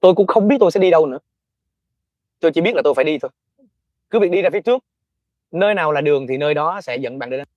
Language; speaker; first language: Vietnamese; native; Vietnamese